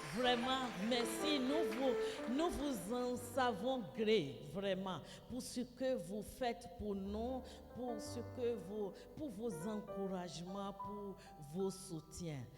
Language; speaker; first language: French; non-native, fluent; Yoruba